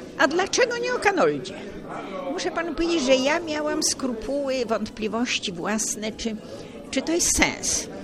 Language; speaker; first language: Polish; native; Polish